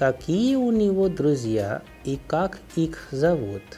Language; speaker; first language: Russian; non-native, fluent; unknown